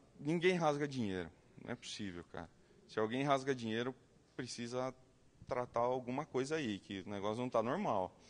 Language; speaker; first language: Portuguese; native; Portuguese